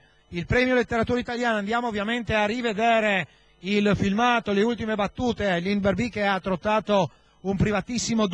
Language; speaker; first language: Italian; native; Italian